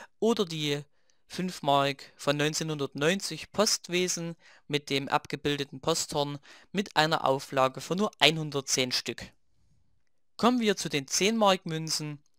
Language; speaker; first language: German; native; German